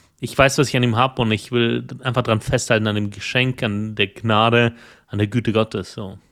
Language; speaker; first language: German; native; German